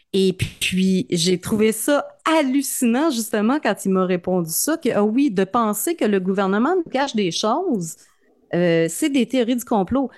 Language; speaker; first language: French; native; French